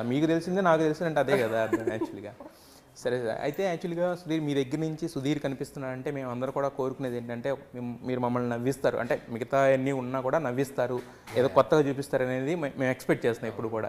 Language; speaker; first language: Telugu; native; Telugu